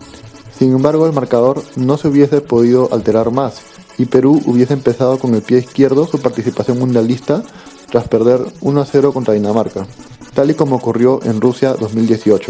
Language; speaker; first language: Spanish; native; Spanish